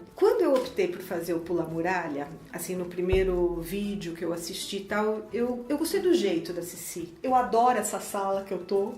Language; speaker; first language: Portuguese; native; Portuguese